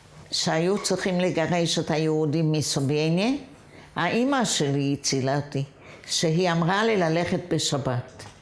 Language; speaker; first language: Hebrew; non-native, fluent; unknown